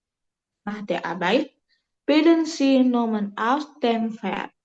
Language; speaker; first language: German; non-native, learner; Indonesian